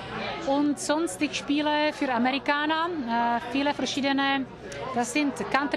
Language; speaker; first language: German; non-native, learner; Czech